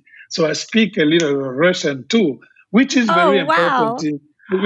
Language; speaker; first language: English; non-native, fluent; French